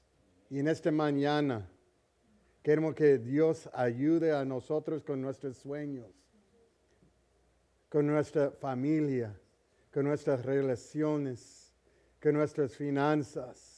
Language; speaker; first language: Spanish; early bilingual, heritage; English